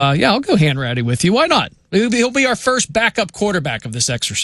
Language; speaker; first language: English; native; English